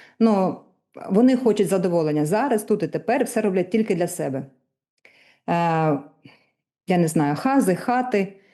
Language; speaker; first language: Ukrainian; non-native, local second language; Russian